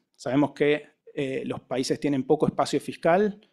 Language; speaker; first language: Spanish; native; Spanish